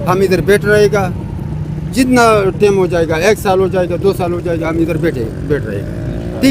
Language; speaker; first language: Hindi; non-native, local second language; Pashto